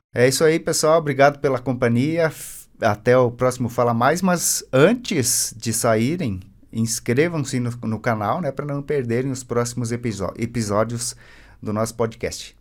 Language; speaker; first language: Portuguese; native; Portuguese